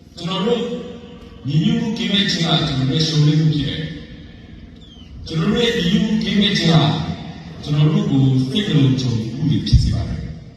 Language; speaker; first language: Burmese; non-native, local second language; Western Kayah